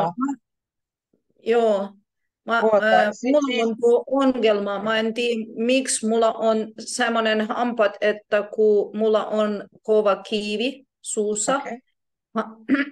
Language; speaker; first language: Finnish; non-native, learner; Ukrainian